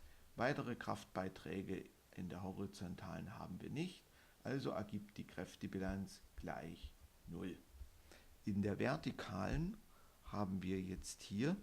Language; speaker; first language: German; native; German